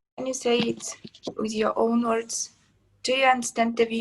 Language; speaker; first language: English; non-native, fluent; Kazakh